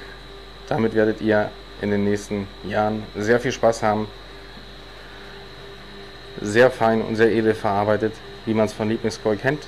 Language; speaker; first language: German; native; German